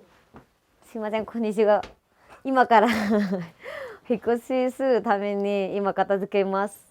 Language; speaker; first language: Japanese; non-native, learner; Vietnamese